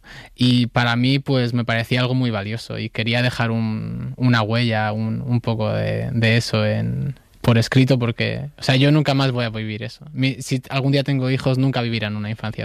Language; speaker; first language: Spanish; native; Spanish